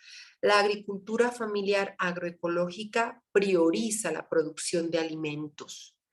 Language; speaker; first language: Spanish; native; Spanish